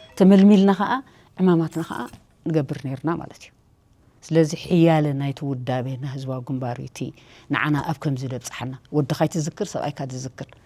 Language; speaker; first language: Tigrinya; native; Tigrinya